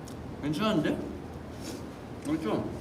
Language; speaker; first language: Korean; native; Korean